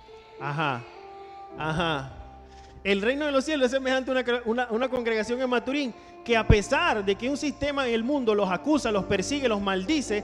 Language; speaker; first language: Spanish; native; Spanish